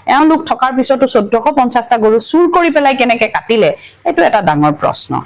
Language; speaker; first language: Assamese; native; Assamese